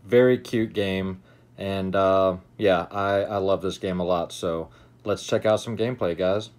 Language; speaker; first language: English; native; English